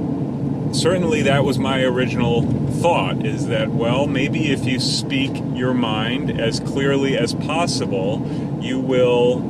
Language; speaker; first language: English; native; English